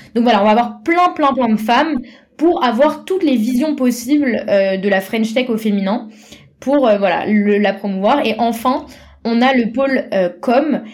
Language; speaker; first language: French; native; French